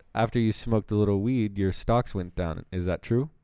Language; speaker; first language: English; native; English